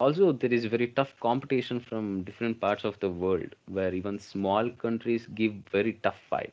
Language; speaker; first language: English; non-native, local second language; Kannada